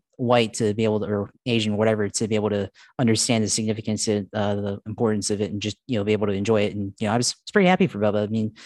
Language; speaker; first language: English; early bilingual, other home language; Filipino